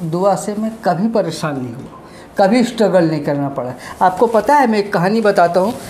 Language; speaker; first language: Hindi; native; Hindi